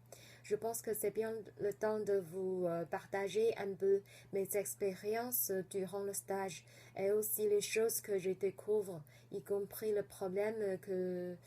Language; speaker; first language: French; non-native, fluent; Chinese